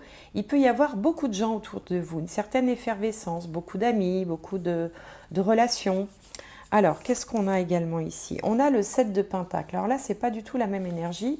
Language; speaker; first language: French; native; French